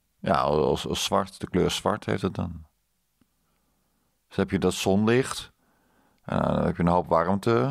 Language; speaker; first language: Dutch; native; Dutch